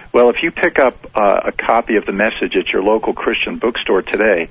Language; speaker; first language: English; native; English